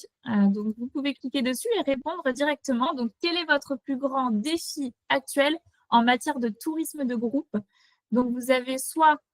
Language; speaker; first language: French; native; French